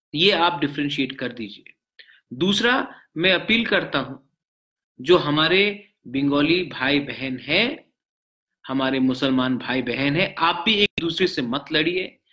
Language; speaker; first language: Hindi; non-native, local second language; Bangla